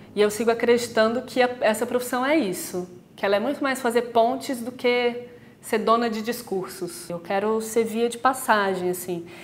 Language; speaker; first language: Portuguese; native; Portuguese